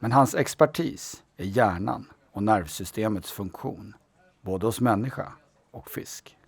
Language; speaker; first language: Swedish; native; Swedish